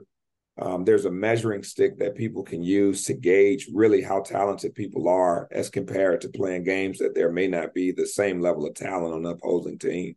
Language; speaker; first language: English; native; English